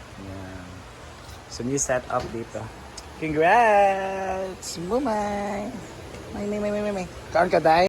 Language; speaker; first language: Filipino; non-native, local second language; Cebuano